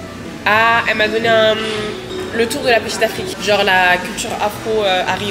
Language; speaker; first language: French; native; French